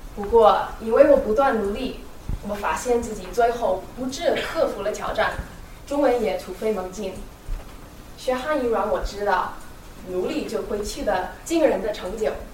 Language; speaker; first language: Chinese; non-native, fluent; English